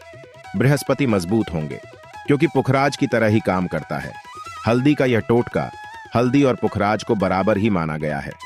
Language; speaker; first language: Hindi; native; Hindi